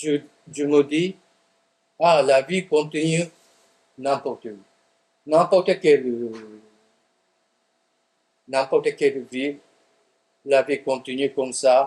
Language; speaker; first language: French; non-native, fluent; Japanese